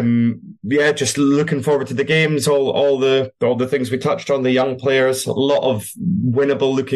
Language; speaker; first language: English; native; English